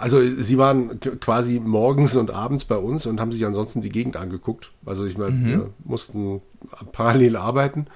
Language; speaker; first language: German; native; German